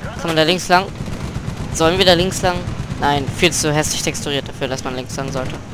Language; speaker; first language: German; native; German